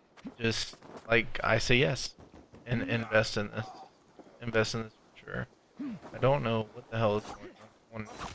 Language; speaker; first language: English; native; English